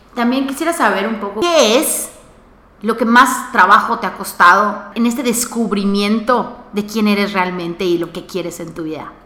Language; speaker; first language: Spanish; native; Spanish